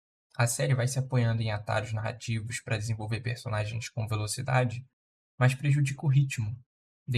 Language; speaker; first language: Portuguese; native; Portuguese